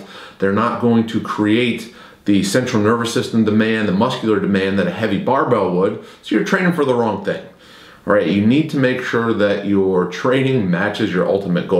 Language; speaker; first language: English; native; English